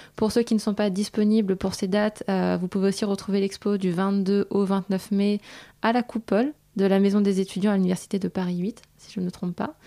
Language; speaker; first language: French; native; French